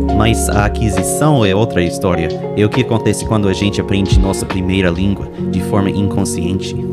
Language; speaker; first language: Portuguese; non-native, fluent; English